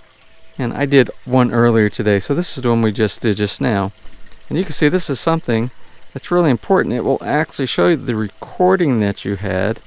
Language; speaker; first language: English; native; English